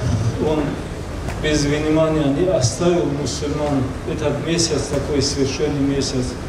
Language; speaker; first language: Russian; non-native, local second language; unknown